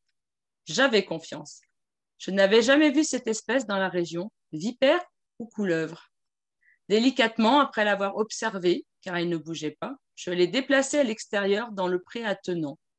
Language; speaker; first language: French; native; French